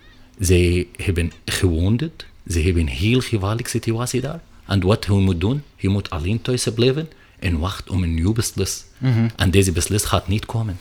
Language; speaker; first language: Dutch; non-native, learner; Arabic